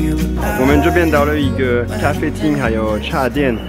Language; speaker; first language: Chinese; non-native, fluent; French